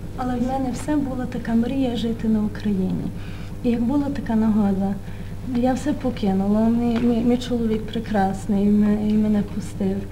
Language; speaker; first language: Ukrainian; early bilingual, heritage; Ukrainian